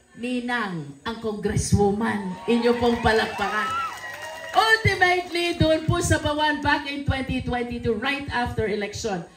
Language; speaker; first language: Filipino; native; Filipino